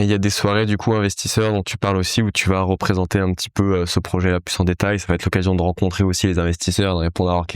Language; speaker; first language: French; native; French